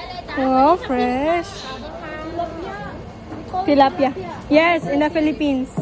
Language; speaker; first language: English; non-native, local second language; Cebuano